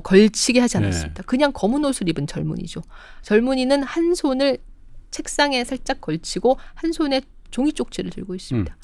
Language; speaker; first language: Korean; native; Korean